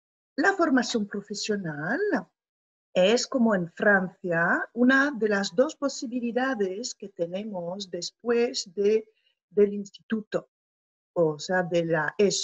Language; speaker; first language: Spanish; non-native, fluent; French